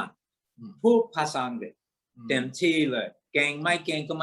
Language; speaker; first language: Thai; non-native, fluent; English